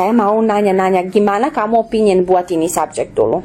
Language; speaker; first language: Indonesian; non-native, learner; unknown